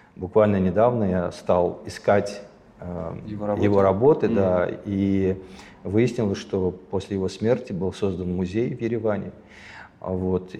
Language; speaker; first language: Russian; native; Russian